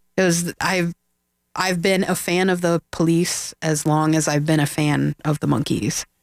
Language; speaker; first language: English; native; English